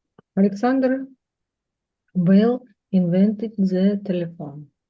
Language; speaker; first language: English; non-native, learner; Russian